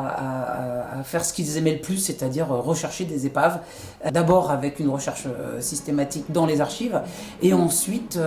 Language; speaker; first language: French; native; French